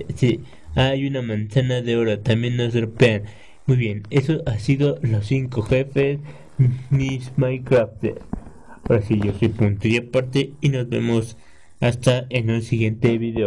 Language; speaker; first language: Spanish; native; Spanish